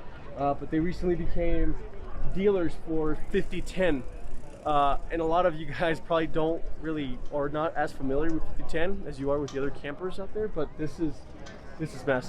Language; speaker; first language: English; native; English